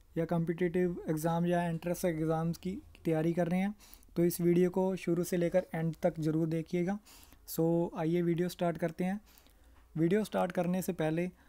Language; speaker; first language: Hindi; non-native, local second language; Punjabi